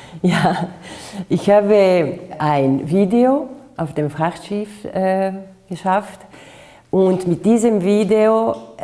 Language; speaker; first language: German; non-native, fluent; Italian